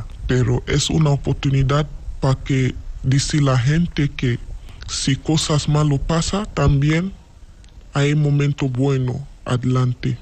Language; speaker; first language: Spanish; non-native, learner; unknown